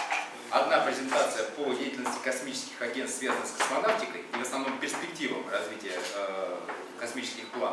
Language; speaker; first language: Russian; native; Russian